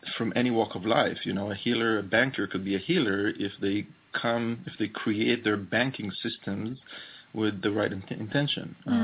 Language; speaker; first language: English; non-native, fluent; Hebrew